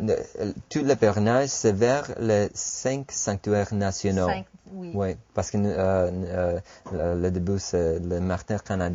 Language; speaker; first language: French; non-native, fluent; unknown